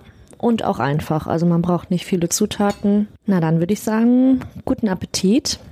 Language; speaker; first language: German; native; German